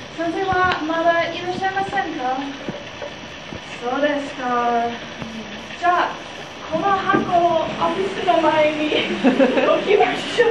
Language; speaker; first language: Japanese; non-native, learner; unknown